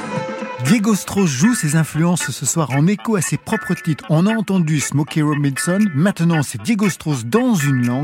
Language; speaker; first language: French; native; French